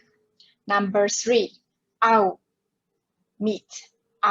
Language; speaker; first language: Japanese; non-native, fluent; Chinese